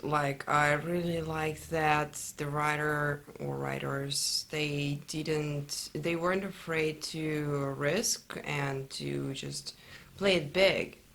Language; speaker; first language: English; non-native, fluent; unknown